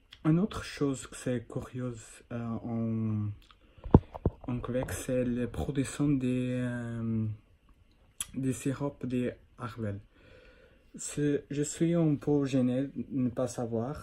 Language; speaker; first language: French; non-native, learner; Portuguese